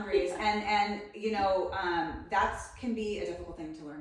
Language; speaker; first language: English; native; English